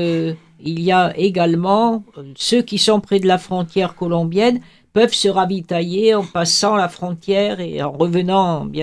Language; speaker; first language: French; native; French